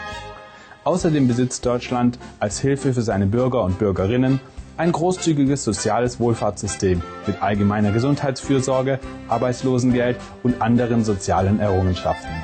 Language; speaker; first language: German; native; German